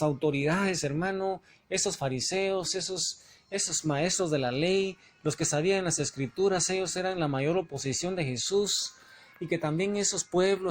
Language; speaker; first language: Spanish; native; Spanish